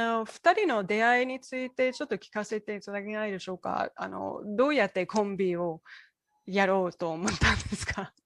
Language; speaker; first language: Japanese; non-native, fluent; English